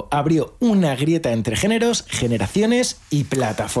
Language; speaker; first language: Spanish; native; Spanish